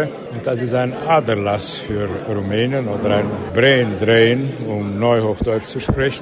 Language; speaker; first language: German; native; German